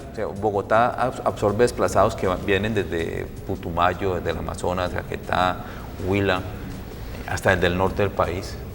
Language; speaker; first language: Spanish; native; Spanish